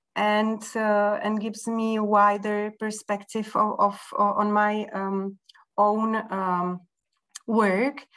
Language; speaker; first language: English; non-native, fluent; Czech